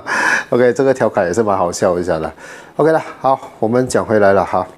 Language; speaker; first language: Chinese; native; Chinese